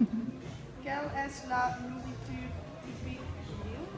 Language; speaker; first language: French; non-native, learner; Dutch